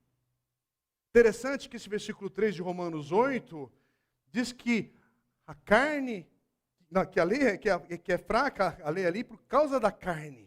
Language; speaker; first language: Portuguese; native; Portuguese